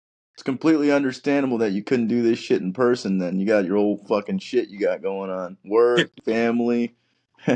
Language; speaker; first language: English; native; English